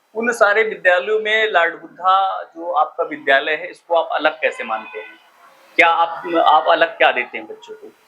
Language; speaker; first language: Hindi; native; Hindi